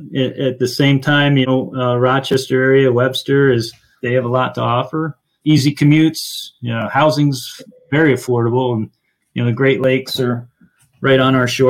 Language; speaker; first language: English; native; English